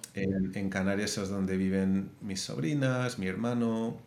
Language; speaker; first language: Spanish; native; Spanish